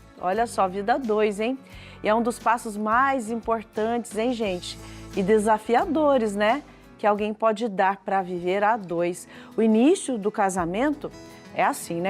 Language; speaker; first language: Portuguese; native; Portuguese